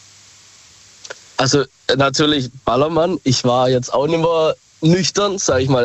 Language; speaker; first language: German; native; German